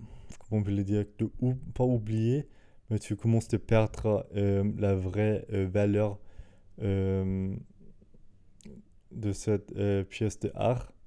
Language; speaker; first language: French; non-native, fluent; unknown